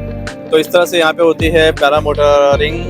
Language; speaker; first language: Hindi; native; Hindi